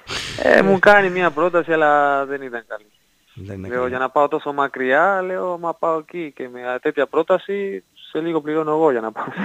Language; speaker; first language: Greek; non-native, learner; Spanish